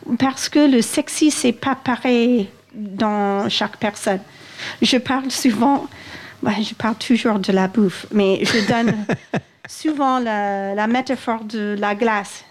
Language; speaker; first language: French; non-native, fluent; English